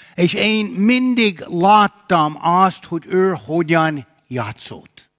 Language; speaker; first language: Hungarian; non-native, fluent; English